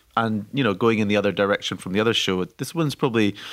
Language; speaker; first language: English; native; English